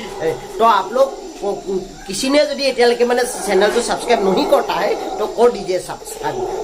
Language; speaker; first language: Hindi; non-native, local second language; Assamese